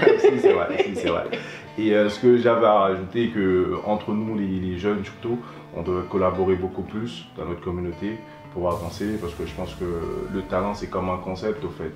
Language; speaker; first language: French; non-native, local second language; Haitian Creole